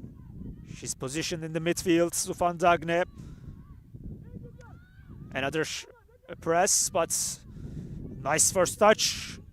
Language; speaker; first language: English; non-native, fluent; Turkish